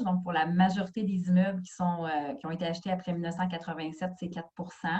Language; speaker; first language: French; native; French